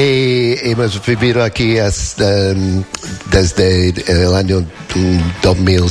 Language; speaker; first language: Spanish; non-native, learner; English